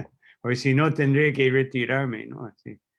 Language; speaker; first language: Spanish; non-native, fluent; English